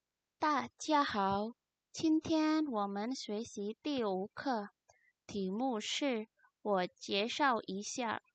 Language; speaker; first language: Chinese; non-native, fluent; Indonesian